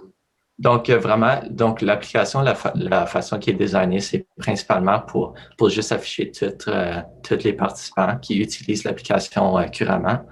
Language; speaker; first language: French; native; French